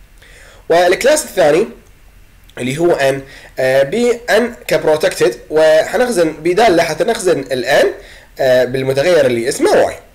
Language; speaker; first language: Arabic; native; Arabic